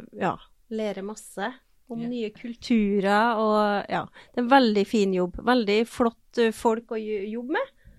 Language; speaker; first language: Norwegian; native; Norwegian